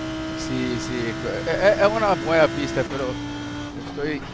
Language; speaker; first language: Spanish; non-native, learner; Portuguese